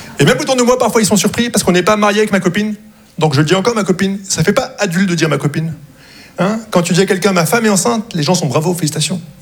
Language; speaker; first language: French; non-native, local second language; Arabic